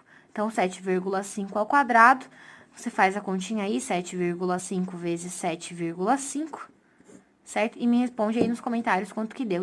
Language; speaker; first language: Portuguese; native; Portuguese